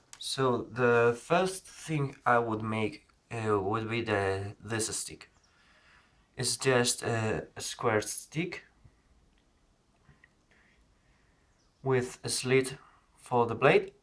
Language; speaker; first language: English; non-native, learner; Spanish